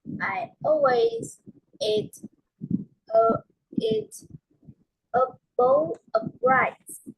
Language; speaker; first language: English; non-native, learner; Vietnamese